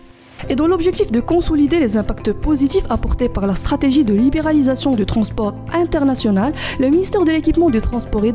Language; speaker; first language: French; non-native, local second language; Arabic